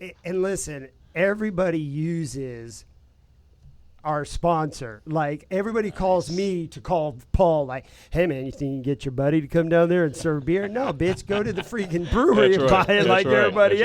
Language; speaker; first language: English; native; English